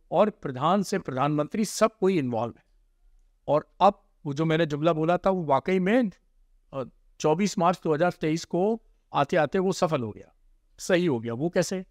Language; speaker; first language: Hindi; native; Hindi